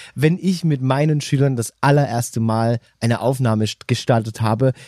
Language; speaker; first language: German; native; German